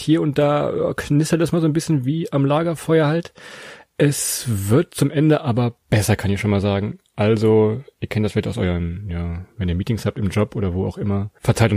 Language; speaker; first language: German; native; German